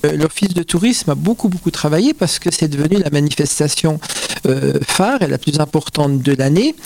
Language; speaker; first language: French; native; French